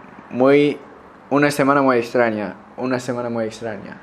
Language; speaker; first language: Spanish; non-native, learner; English